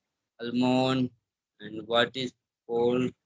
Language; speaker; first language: English; non-native, learner; Hindi